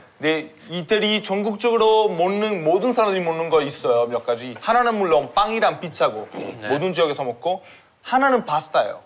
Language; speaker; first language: Korean; non-native, fluent; Italian